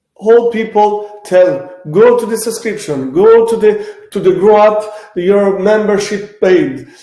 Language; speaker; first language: English; non-native, fluent; Italian